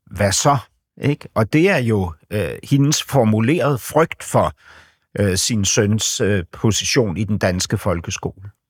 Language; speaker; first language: Danish; native; Danish